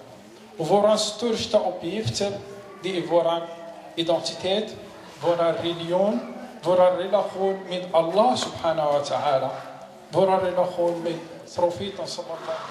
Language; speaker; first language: Swedish; non-native, learner; Arabic